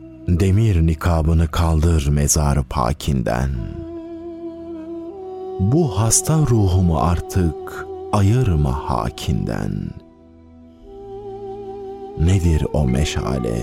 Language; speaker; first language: Turkish; native; Turkish